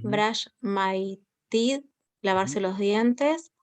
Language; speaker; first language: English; non-native, learner; Spanish